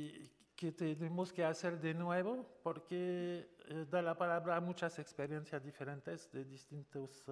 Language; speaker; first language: Spanish; non-native, fluent; French